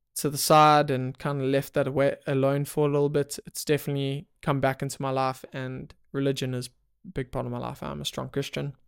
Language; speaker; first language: English; native; English